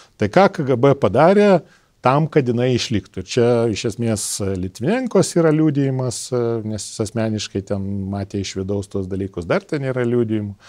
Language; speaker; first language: Lithuanian; native; Lithuanian